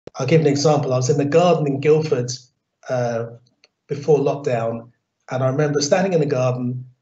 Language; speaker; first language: English; native; English